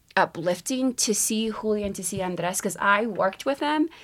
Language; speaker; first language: English; native; English